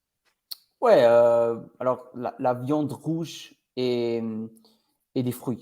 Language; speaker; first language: French; non-native, learner; Portuguese